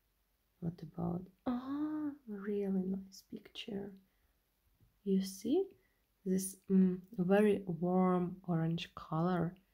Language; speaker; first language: English; non-native, learner; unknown